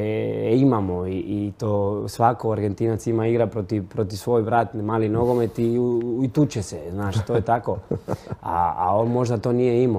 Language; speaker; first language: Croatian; non-native, fluent; Spanish